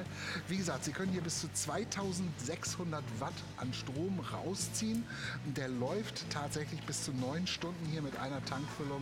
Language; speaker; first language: German; native; German